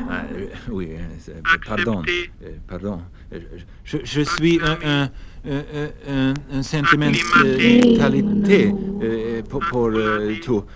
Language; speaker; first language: French; non-native, learner; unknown